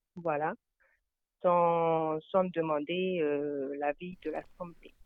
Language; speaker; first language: French; non-native, fluent; Hungarian